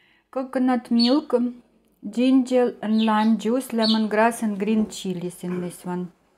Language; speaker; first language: English; non-native, fluent; Russian